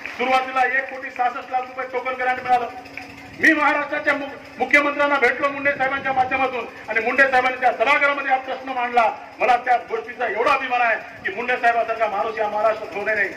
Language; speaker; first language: Marathi; non-native, local second language; Lambadi